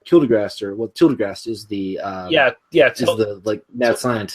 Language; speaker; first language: English; native; English